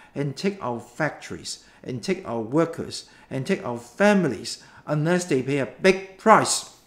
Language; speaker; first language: English; non-native, local second language; Cantonese